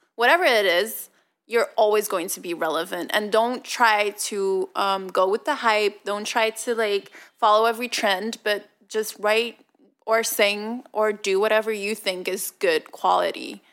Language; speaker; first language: English; non-native, fluent; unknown